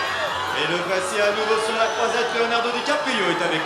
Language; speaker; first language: French; native; French